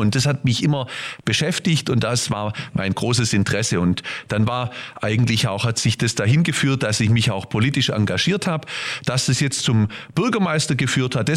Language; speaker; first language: German; native; German